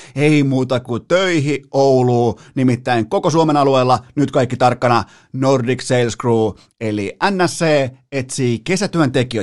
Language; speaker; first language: Finnish; native; Finnish